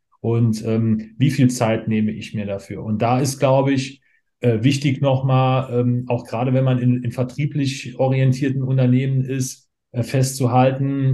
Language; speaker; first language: German; native; German